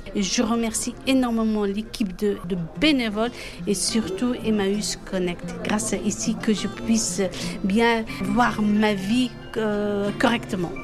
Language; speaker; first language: French; non-native, fluent; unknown